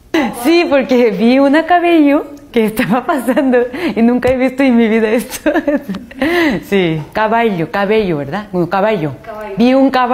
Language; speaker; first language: Spanish; non-native, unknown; Korean